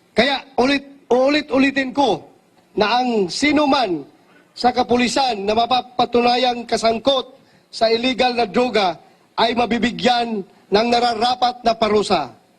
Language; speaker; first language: Filipino; native; Filipino